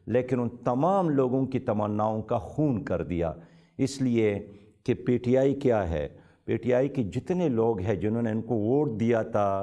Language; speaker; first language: Urdu; non-native, local second language; Pashto